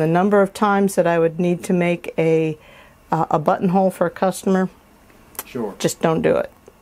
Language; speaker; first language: English; native; English